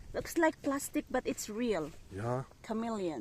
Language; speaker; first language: English; non-native, local second language; Cebuano